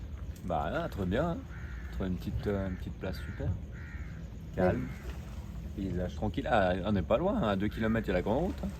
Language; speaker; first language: French; native; French